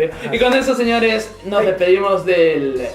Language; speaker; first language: Spanish; native; Spanish